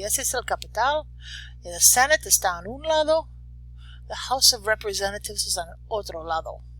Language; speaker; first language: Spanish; non-native, learner; English